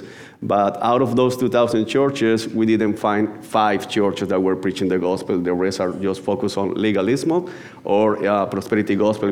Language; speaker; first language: English; non-native, fluent; Spanish